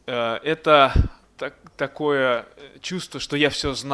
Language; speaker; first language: Russian; native; Russian